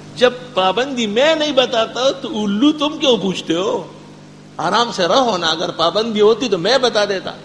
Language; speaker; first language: Urdu; non-native, local second language; Pashto